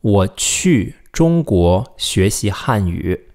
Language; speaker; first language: Chinese; non-native, fluent; English